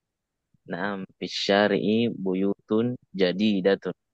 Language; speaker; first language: Arabic; non-native, learner; Indonesian